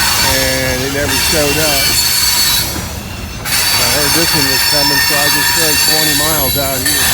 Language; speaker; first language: English; native; English